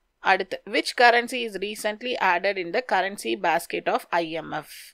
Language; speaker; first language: English; non-native, local second language; Tamil